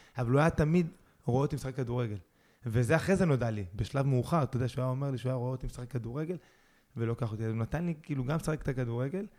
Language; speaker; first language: Hebrew; early bilingual, other home language; Spanish